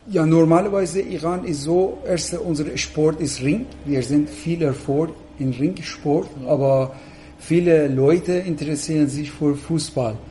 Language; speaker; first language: German; non-native, fluent; Persian